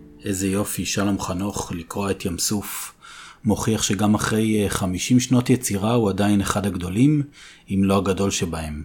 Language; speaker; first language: Hebrew; native; Hebrew